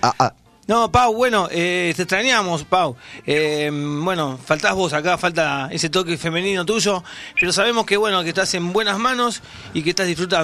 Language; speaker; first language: Spanish; native; Spanish